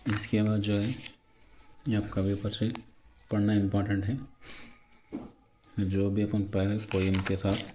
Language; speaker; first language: Hindi; non-native, local second language; Telugu